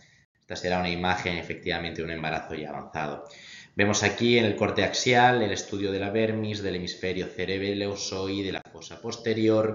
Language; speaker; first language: Spanish; native; Spanish